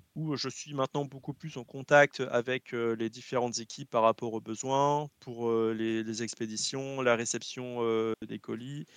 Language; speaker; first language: French; native; French